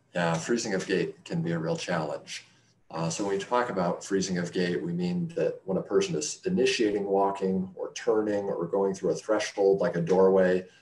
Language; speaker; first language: English; native; English